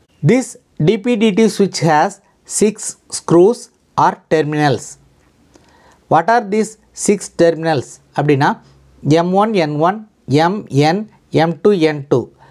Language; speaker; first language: English; non-native, local second language; Tamil